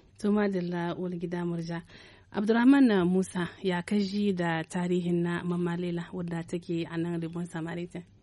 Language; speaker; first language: Hausa; native; Hausa